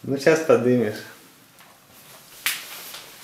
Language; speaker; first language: Russian; native; Russian